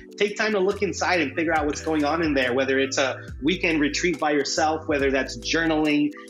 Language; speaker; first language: English; early bilingual, other home language; Spanish